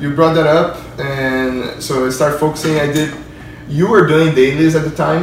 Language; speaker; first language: English; non-native, fluent; Portuguese